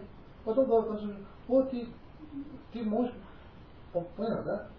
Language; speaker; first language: Russian; non-native, learner; Tibetan